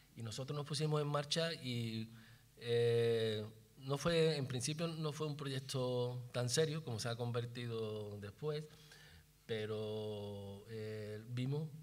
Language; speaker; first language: Spanish; native; Spanish